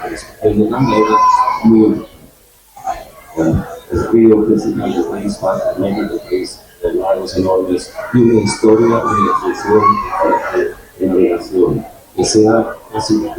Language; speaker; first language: Spanish; non-native, learner; English